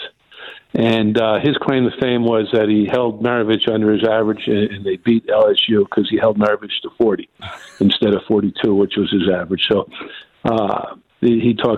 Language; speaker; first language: English; native; English